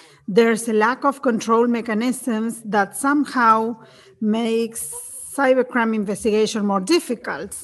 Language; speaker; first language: English; non-native, fluent; Spanish